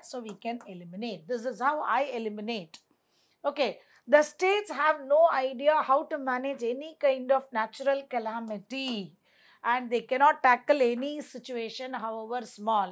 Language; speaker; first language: English; non-native, local second language; Tamil